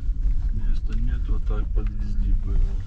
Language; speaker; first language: Russian; native; Russian